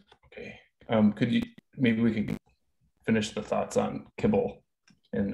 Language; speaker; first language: English; native; English